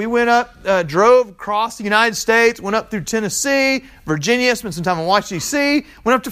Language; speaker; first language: English; native; English